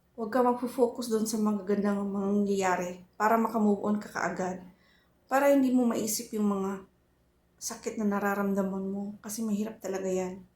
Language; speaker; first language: Filipino; native; Filipino